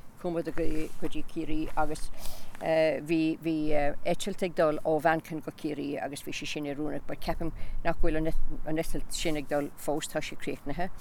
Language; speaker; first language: Irish; non-native, local second language; English